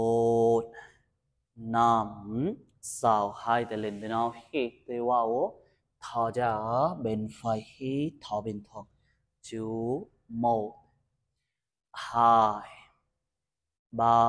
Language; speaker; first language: Vietnamese; non-native, learner; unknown